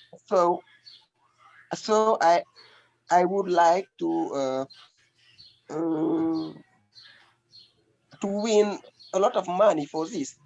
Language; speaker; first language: English; non-native, learner; French